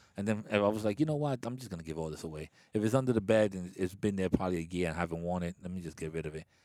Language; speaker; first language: English; early bilingual, other home language; Spanish